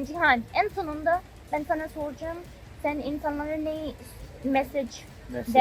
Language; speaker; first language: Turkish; non-native, learner; Urdu